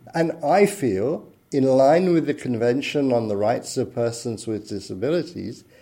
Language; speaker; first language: English; native; English